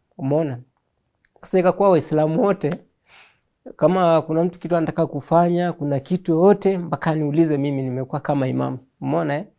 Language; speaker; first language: Swahili; native; Swahili